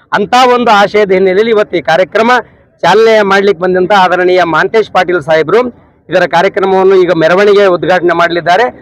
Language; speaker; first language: Kannada; native; Kannada